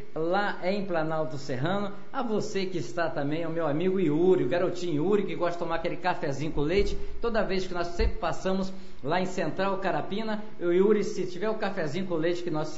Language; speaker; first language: Portuguese; native; Portuguese